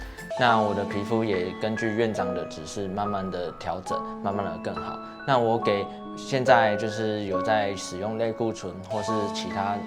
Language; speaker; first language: Chinese; native; Chinese